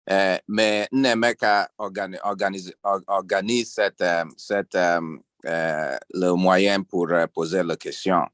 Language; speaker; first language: French; non-native, learner; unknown